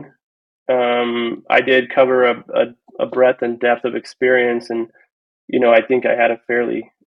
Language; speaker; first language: English; native; English